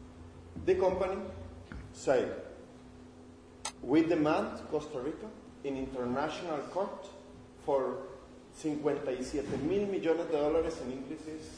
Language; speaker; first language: English; non-native, learner; Spanish